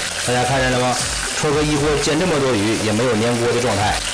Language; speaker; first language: Chinese; native; Chinese